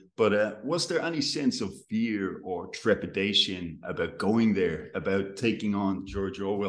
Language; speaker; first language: English; native; English